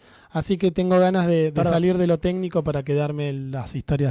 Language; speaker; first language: Spanish; native; Spanish